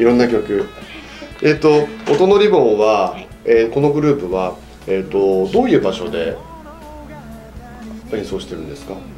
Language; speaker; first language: Japanese; native; Japanese